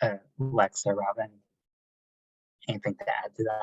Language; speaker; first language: English; native; English